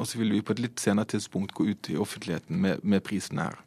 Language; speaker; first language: Norwegian; native; Norwegian